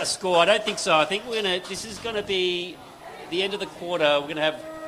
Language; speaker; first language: English; native; English